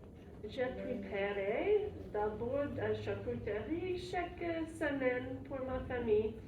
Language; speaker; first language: French; non-native, learner; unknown